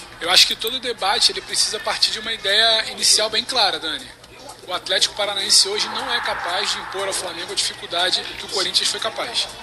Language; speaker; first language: Portuguese; native; Portuguese